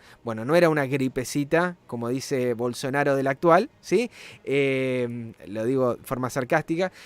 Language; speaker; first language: Spanish; native; Spanish